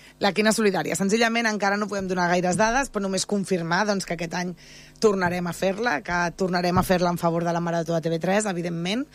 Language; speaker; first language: Catalan; native; Catalan